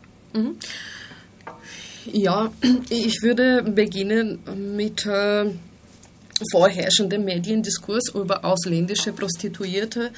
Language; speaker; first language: German; non-native, fluent; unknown